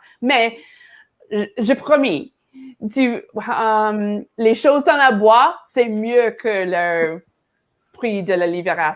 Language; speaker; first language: French; non-native, learner; English